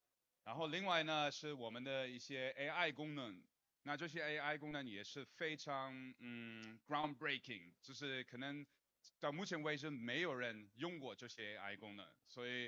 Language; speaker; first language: Chinese; non-native, fluent; English